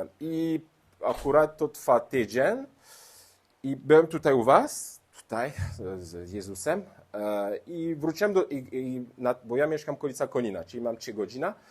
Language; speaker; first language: Polish; non-native, learner; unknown